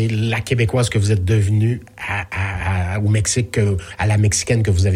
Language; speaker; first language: French; native; French